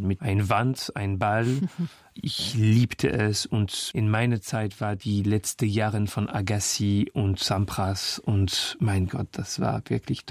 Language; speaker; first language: German; non-native, fluent; French